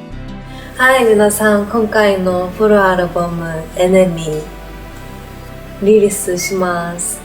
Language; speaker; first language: Japanese; non-native, learner; Korean